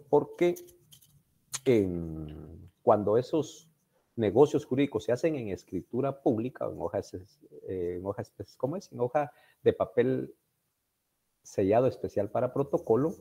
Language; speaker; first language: Spanish; native; Spanish